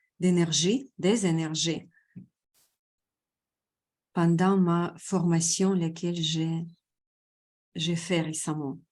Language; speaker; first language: French; non-native, fluent; Russian